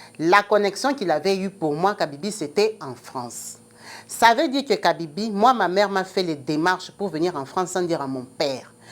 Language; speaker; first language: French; non-native, local second language; Lingala